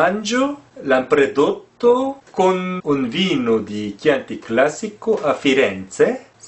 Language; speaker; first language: Italian; non-native, learner; Korean